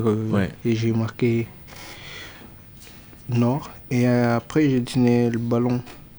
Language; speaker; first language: French; non-native, learner; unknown